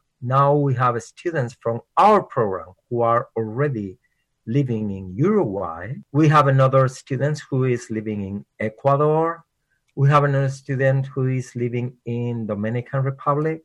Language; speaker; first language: English; non-native, fluent; Spanish